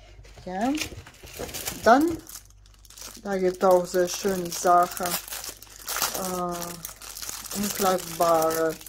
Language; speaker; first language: German; non-native, fluent; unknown